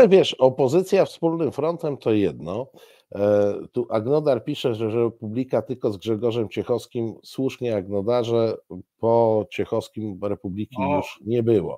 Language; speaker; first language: Polish; native; Polish